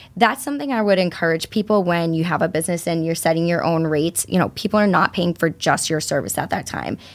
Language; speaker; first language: English; native; English